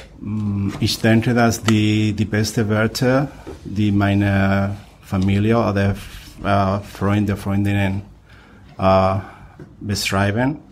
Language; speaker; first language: German; non-native, learner; Spanish